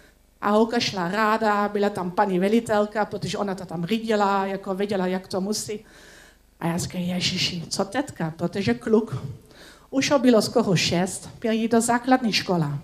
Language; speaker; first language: Czech; non-native, learner; Dutch